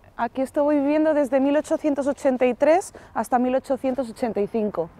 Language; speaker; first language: Spanish; native; Spanish